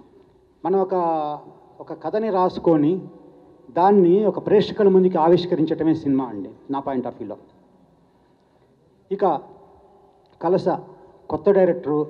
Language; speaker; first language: Telugu; native; Telugu